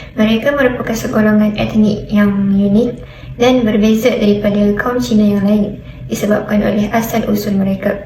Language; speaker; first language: Malay; native; Malay